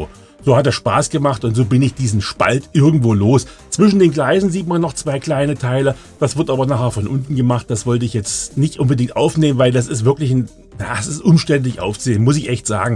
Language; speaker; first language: German; native; German